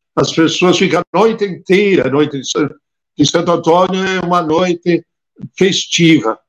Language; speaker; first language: Portuguese; non-native, fluent; Italian